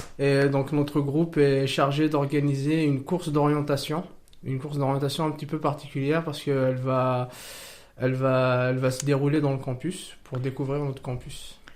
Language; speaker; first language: French; non-native, local second language; Kabyle